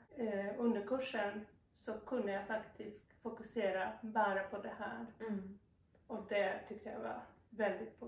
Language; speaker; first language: Swedish; non-native, fluent; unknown